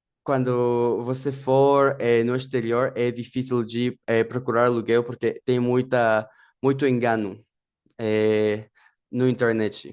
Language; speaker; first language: Portuguese; non-native, fluent; Spanish